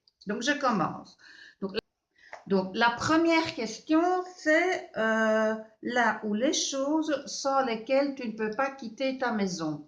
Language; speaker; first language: French; native; French